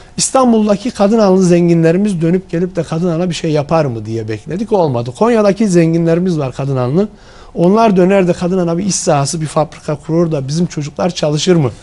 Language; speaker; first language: Turkish; native; Turkish